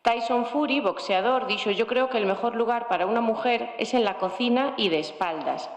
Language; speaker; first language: Spanish; non-native, local second language; Galician